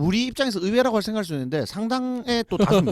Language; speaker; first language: Korean; native; Korean